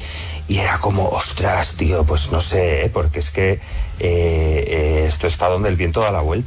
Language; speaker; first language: Spanish; native; Spanish